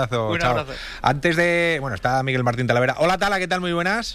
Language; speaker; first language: Spanish; native; Spanish